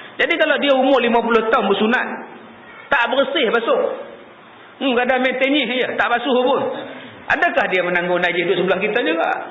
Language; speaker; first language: Malay; native; Malay